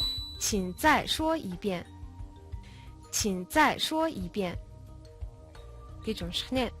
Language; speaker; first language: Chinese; non-native, fluent; Mongolian